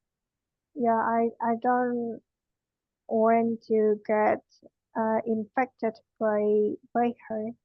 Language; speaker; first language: English; non-native, learner; Indonesian